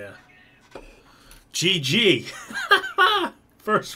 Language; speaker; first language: English; native; English